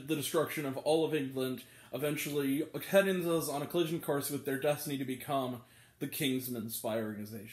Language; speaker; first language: English; native; English